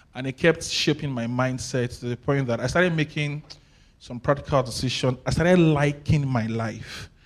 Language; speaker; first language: English; non-native, local second language; Yoruba